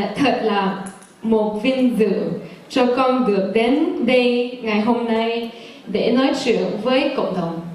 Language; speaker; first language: Vietnamese; early bilingual, heritage; Vietnamese